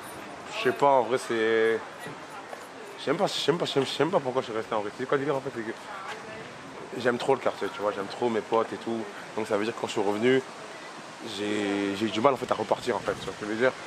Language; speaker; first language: French; native; French